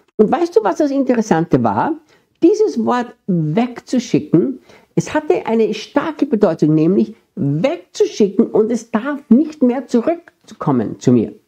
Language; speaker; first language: German; native; German